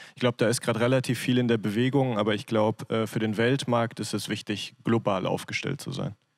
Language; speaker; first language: German; native; German